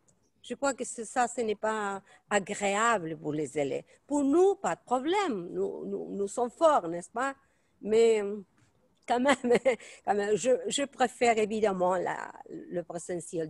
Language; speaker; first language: French; non-native, fluent; Spanish